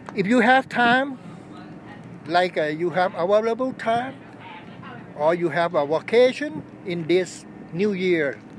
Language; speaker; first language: English; non-native, learner; Thai